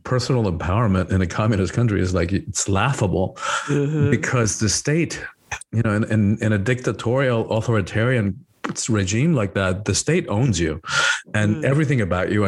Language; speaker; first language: English; early bilingual, other home language; Spanish